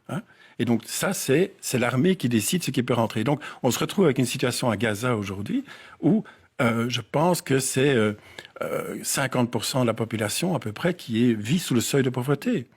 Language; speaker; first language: French; native; French